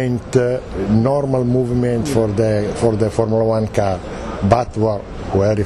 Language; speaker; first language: English; non-native, learner; Italian